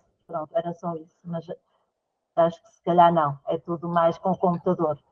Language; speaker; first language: Portuguese; native; Portuguese